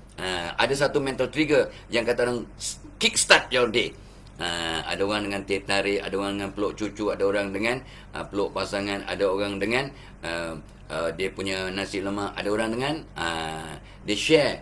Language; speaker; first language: Malay; native; Malay